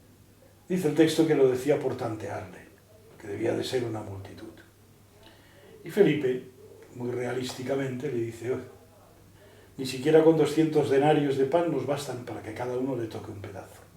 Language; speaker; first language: Spanish; native; Spanish